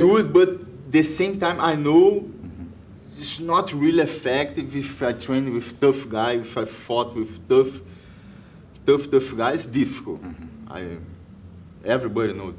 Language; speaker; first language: English; non-native, learner; Portuguese